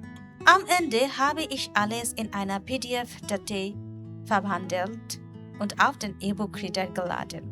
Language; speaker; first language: German; non-native, learner; Bangla